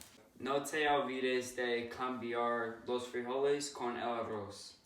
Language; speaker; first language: Spanish; non-native, learner; English